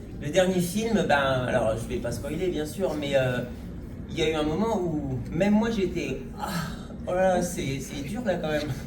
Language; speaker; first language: French; native; French